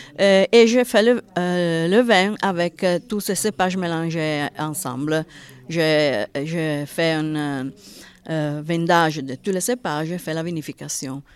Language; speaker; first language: French; non-native, learner; Italian